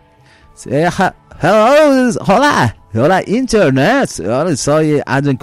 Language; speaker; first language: Spanish; non-native, learner; English